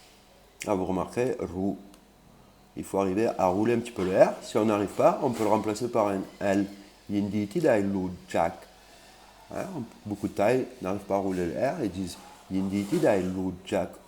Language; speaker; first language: French; native; French